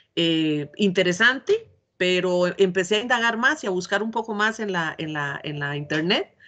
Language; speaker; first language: Spanish; native; Spanish